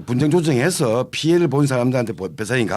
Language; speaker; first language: Korean; native; Korean